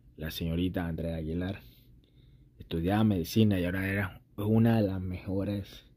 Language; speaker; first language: Spanish; native; Spanish